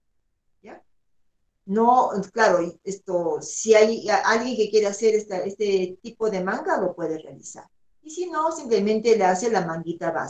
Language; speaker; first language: Spanish; native; Spanish